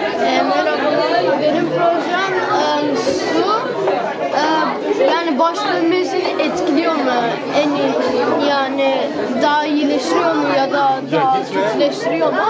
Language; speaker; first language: Turkish; early bilingual, heritage; Turkish